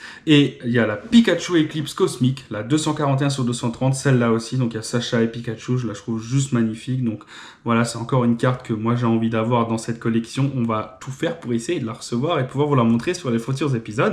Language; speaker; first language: French; native; French